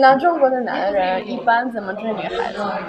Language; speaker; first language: Chinese; non-native, fluent; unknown